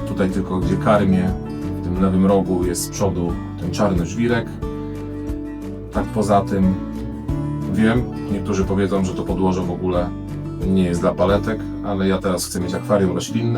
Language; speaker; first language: Polish; native; Polish